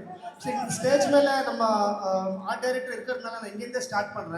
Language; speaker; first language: Tamil; non-native, local second language; Kannada